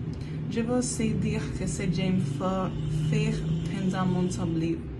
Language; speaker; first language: French; non-native, learner; Spanish